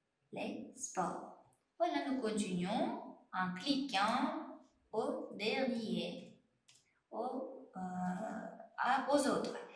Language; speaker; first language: French; non-native, fluent; Uzbek